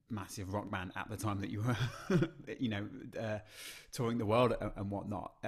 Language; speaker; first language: English; native; English